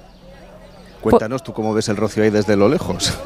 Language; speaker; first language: Spanish; native; Spanish